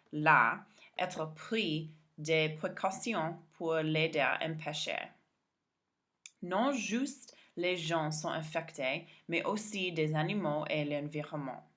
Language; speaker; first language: French; non-native, learner; English